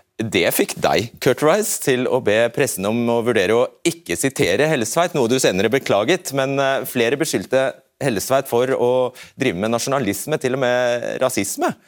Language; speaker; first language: Norwegian; native; Norwegian